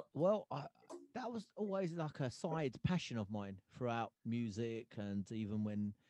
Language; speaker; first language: English; early bilingual, other home language; Punjabi